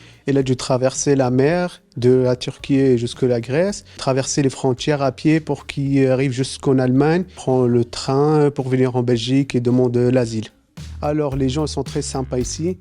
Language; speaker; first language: French; non-native, learner; Arabic